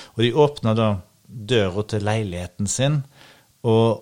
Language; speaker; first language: Norwegian; native; Norwegian